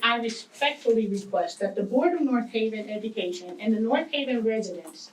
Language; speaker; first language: English; native; English